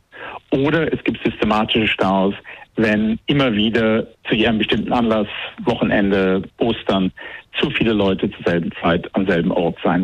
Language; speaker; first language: German; native; German